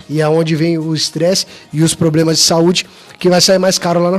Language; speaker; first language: Portuguese; native; Portuguese